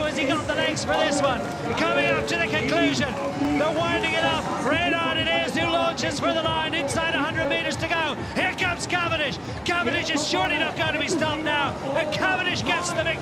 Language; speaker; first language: English; native; English